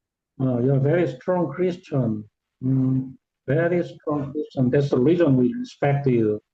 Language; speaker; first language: English; non-native, learner; Korean